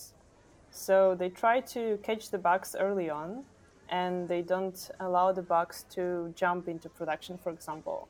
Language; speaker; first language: English; non-native, fluent; Ukrainian